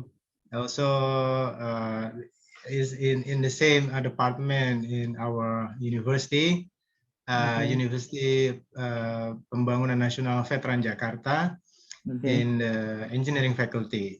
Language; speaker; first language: English; non-native, fluent; Indonesian